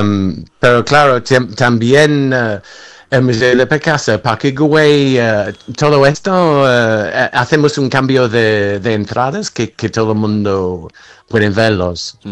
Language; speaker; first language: Spanish; non-native, fluent; English